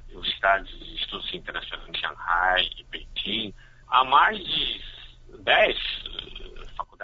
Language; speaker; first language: Portuguese; non-native, fluent; Chinese